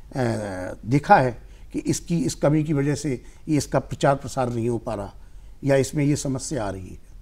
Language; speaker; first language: Hindi; native; Hindi